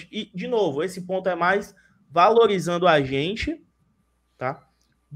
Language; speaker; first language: Portuguese; native; Portuguese